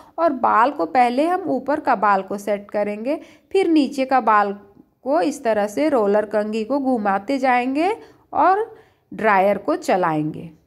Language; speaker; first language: Hindi; native; Hindi